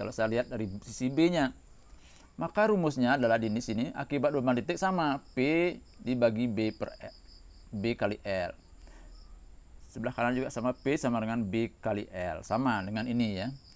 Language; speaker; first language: Indonesian; native; Indonesian